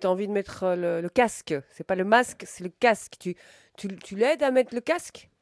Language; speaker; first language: French; native; French